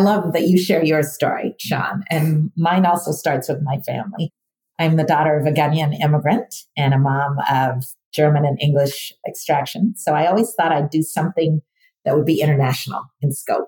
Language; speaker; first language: English; native; English